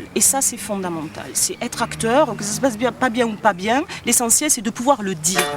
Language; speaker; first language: French; native; French